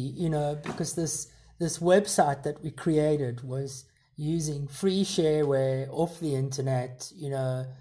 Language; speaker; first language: English; native; English